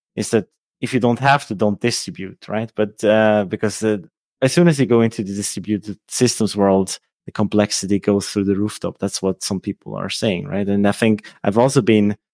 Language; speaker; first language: English; non-native, fluent; Swiss German